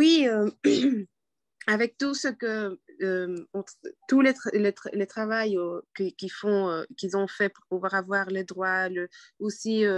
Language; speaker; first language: French; non-native, fluent; Quechua